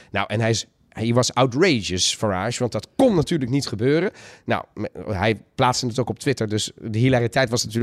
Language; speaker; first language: Dutch; native; Dutch